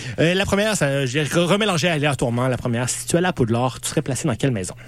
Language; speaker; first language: French; native; French